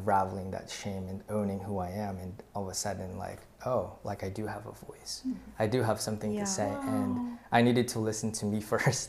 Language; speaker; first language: English; early bilingual, other home language; Filipino